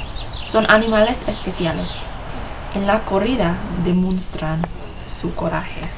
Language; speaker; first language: Spanish; non-native, learner; English